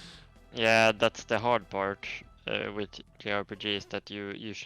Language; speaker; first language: English; non-native, fluent; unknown